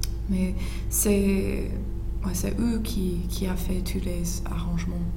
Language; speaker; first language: French; non-native, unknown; English